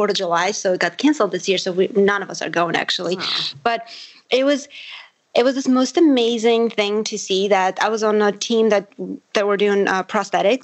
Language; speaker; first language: English; non-native, fluent; Armenian